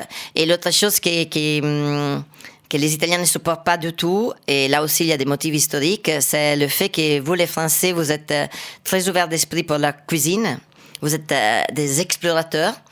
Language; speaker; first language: French; non-native, fluent; Italian